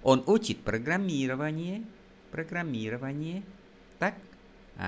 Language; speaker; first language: Russian; non-native, fluent; Vietnamese